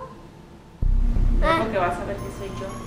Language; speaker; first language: Spanish; native; Spanish